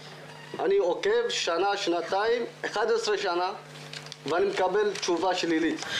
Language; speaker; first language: Hebrew; early bilingual, other home language; Amharic